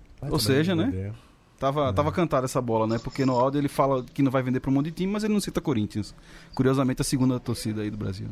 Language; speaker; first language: Portuguese; native; Portuguese